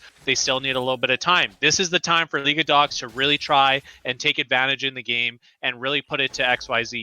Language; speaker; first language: English; native; English